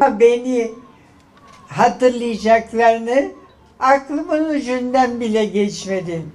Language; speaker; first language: Turkish; early bilingual, other home language; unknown